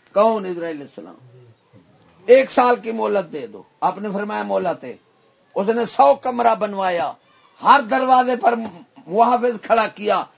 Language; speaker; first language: Urdu; non-native, local second language; Punjabi